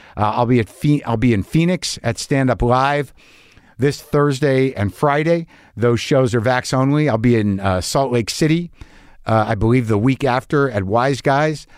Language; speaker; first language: English; native; English